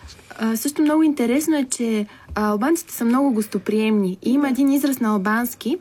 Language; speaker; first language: Bulgarian; early bilingual, heritage; Bulgarian